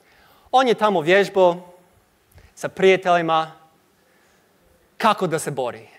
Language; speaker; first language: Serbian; non-native, learner; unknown